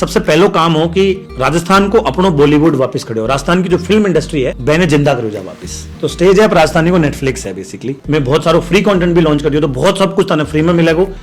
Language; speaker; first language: Hindi; native; Hindi